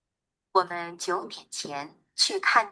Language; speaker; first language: Chinese; non-native, learner; Bangla